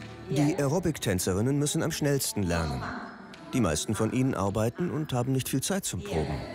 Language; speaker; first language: German; native; German